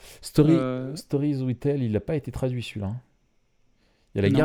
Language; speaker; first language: French; native; French